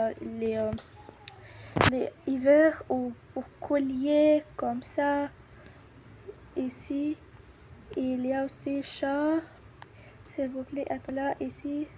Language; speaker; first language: French; non-native, learner; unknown